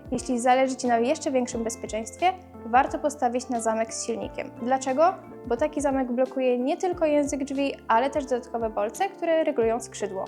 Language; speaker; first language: Polish; native; Polish